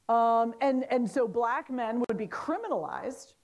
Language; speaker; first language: English; native; English